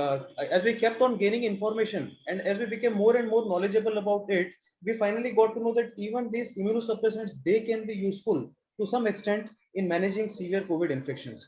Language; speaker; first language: English; non-native, local second language; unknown